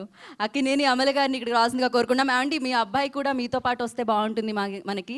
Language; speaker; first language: Telugu; native; Telugu